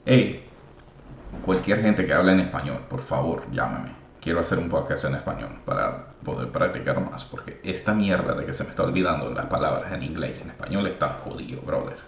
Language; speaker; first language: Spanish; early bilingual, heritage; Spanish